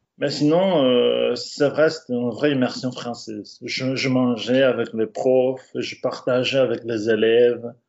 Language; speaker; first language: French; non-native, fluent; Spanish